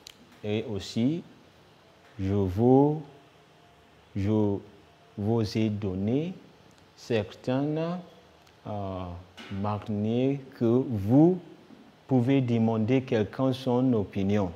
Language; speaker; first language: French; non-native, fluent; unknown